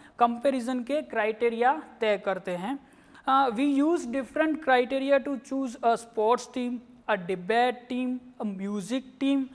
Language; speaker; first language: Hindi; non-native, local second language; Gujarati